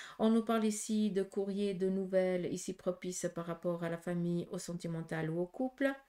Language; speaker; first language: French; native; French